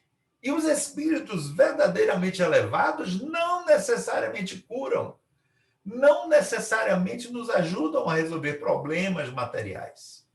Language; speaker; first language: Portuguese; native; Portuguese